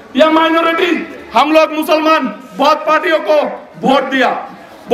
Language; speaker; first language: Hindi; non-native, local second language; Bangla